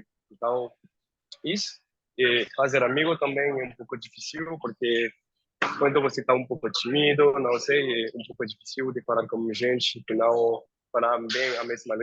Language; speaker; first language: Portuguese; non-native, fluent; French